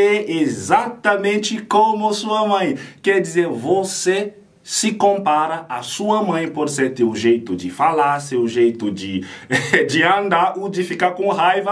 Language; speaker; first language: Portuguese; non-native, fluent; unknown